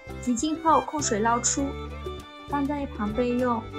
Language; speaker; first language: Chinese; native; Chinese